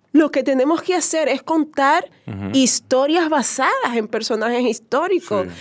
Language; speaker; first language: Spanish; native; Spanish